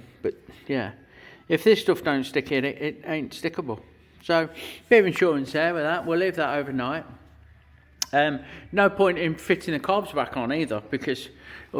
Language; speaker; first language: English; native; English